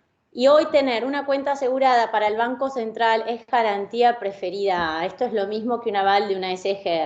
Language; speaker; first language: Spanish; native; Spanish